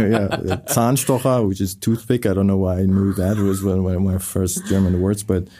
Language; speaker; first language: English; non-native, fluent; Persian